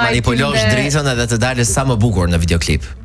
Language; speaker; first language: Albanian; native; Albanian